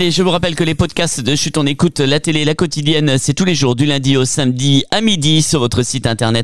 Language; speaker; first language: French; native; French